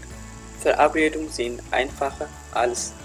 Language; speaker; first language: German; non-native, fluent; Tigrinya